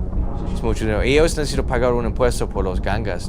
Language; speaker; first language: Spanish; non-native, learner; English